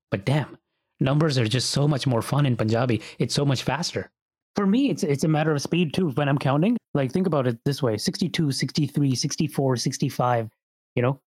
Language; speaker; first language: English; early bilingual, other home language; Punjabi